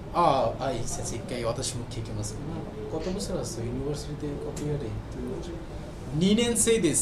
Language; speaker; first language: Japanese; non-native, fluent; Bangla